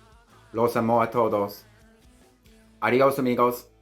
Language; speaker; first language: Spanish; non-native, learner; English